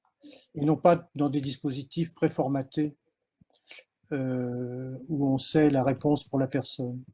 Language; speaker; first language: French; native; French